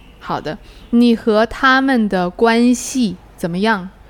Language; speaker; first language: Chinese; native; Chinese